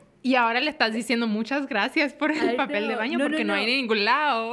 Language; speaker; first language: Spanish; early bilingual, heritage; Spanish